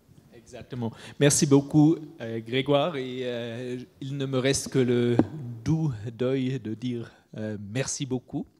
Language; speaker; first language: French; non-native, fluent; German